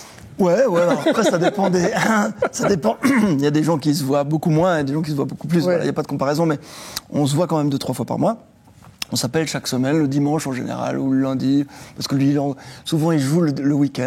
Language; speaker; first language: French; native; French